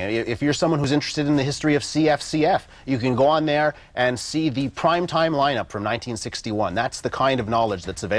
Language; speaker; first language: English; native; English